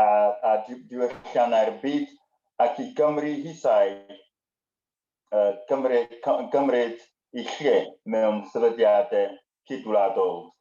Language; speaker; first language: Welsh; non-native, learner; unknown